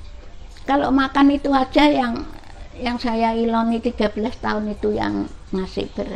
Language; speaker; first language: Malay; non-native, local second language; Javanese